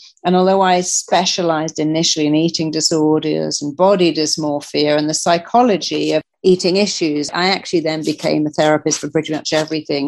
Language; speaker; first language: English; native; English